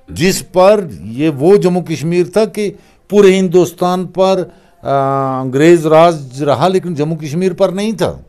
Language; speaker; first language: Hindi; non-native, local second language; Kashmiri